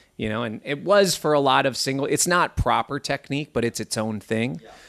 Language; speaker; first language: English; native; English